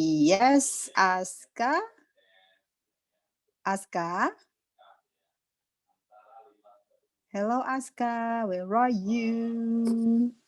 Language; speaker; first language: English; non-native, local second language; Indonesian